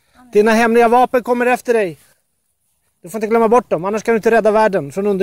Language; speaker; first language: Swedish; native; Swedish